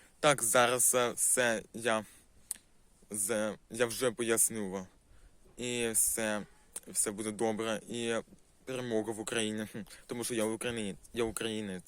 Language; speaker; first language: Ukrainian; non-native, local second language; Russian